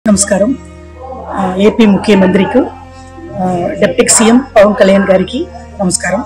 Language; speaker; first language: Telugu; non-native, local second language; Tamil